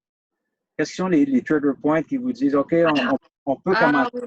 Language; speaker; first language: French; native; French